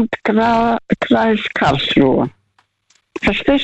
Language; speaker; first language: German; non-native, learner; Russian